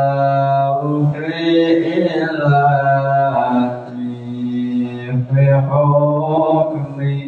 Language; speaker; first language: Arabic; non-native, fluent; Indonesian